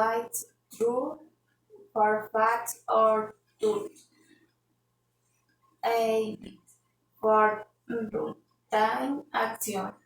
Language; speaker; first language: English; non-native, learner; Spanish